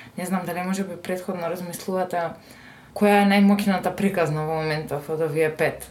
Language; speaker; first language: Macedonian; native; Macedonian